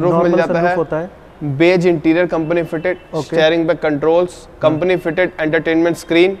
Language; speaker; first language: Hindi; native; Hindi